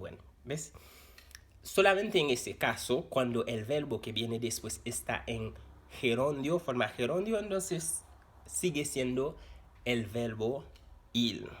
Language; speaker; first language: Spanish; non-native, fluent; Haitian Creole